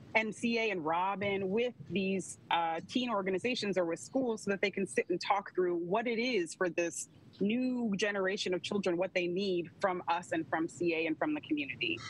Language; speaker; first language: English; native; English